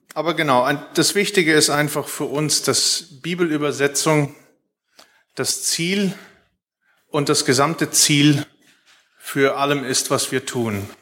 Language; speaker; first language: German; early bilingual, heritage; Plautdietsch